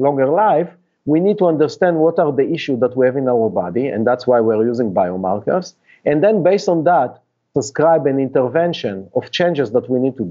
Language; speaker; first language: English; non-native, fluent; Hebrew